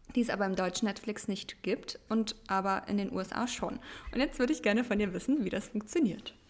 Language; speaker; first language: German; early bilingual, other home language; Russian